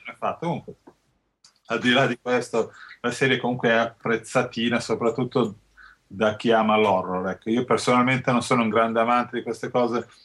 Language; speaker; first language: Italian; native; Italian